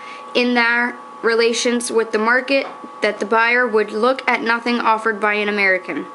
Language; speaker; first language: English; native; English